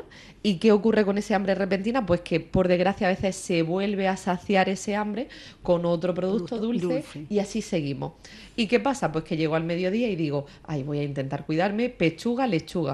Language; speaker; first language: Spanish; native; Spanish